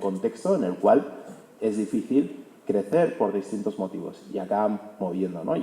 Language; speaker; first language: Spanish; early bilingual, other home language; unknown